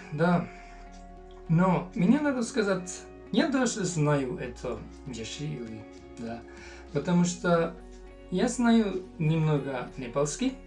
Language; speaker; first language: Russian; non-native, learner; Finnish